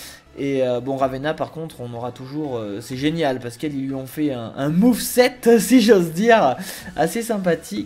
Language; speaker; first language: French; native; French